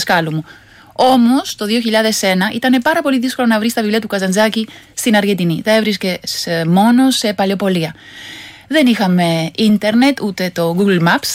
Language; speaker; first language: Greek; non-native, fluent; Spanish